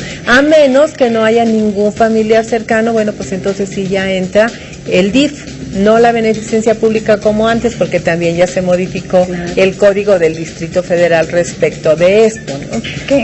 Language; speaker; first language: Spanish; native; Spanish